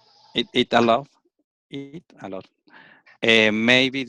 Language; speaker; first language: English; non-native, learner; Spanish